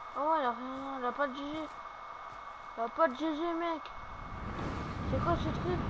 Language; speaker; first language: French; native; French